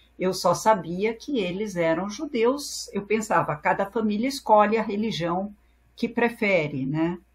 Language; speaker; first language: Portuguese; early bilingual, other home language; French